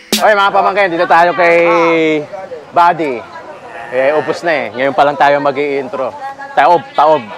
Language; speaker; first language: Filipino; native; Filipino